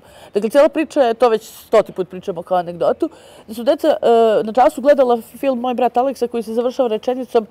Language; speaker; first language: Serbian; native; Serbian